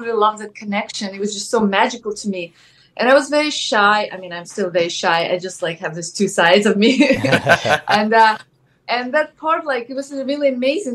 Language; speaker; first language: English; non-native, fluent; Ukrainian